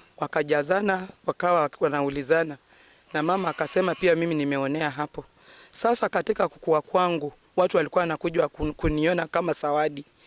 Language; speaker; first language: Swahili; non-native, local second language; Luyia